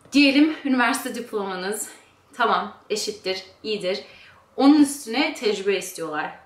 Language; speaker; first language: Turkish; early bilingual, heritage; Turkish